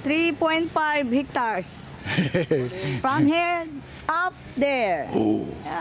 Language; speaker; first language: English; non-native, learner; Filipino